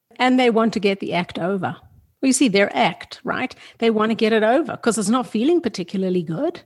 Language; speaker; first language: English; native; English